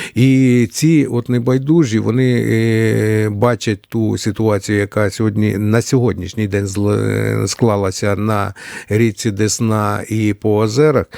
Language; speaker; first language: Ukrainian; native; Ukrainian